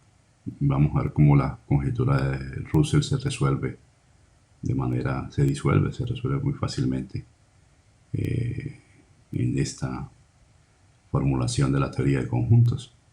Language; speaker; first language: Spanish; native; Spanish